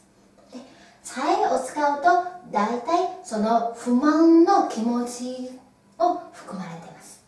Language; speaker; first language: Japanese; non-native, fluent; Chinese